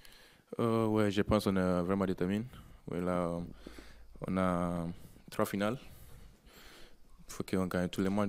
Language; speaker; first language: French; non-native, learner; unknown